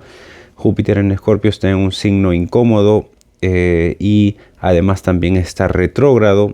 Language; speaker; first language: Spanish; native; Spanish